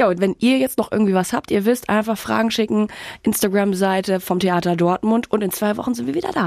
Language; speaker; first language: German; native; German